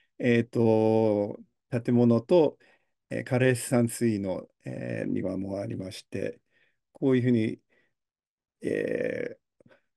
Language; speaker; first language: Japanese; early bilingual, heritage; Japanese